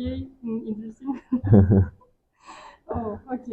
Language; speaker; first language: English; non-native, fluent; Russian